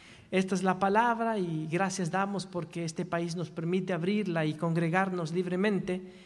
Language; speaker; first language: Spanish; native; Spanish